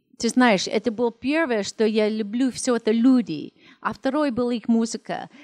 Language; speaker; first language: Russian; non-native, learner; English